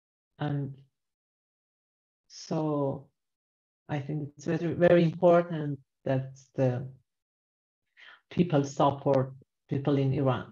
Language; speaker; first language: English; non-native, learner; Persian